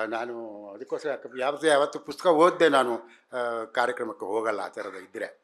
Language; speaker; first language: Kannada; native; Kannada